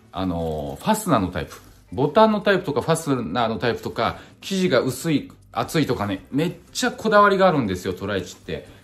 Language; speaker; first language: Japanese; native; Japanese